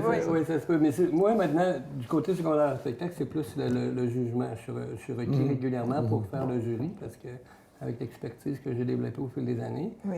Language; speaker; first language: French; native; French